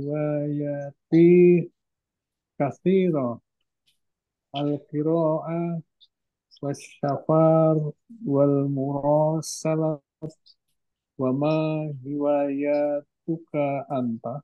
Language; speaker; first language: Arabic; non-native, learner; Indonesian